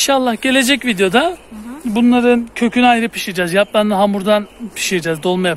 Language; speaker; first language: Turkish; native; Turkish